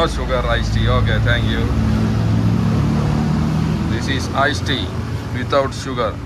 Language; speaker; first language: English; non-native, fluent; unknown